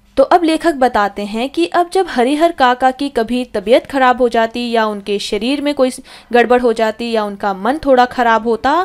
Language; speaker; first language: Hindi; native; Hindi